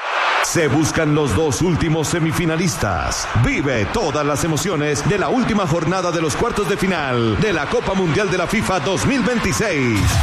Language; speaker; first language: Spanish; native; Spanish